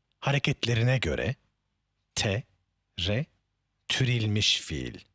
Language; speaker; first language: Turkish; native; Turkish